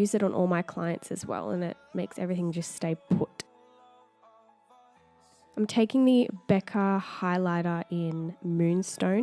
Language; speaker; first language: English; native; English